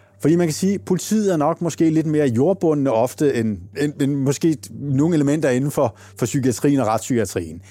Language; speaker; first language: Danish; native; Danish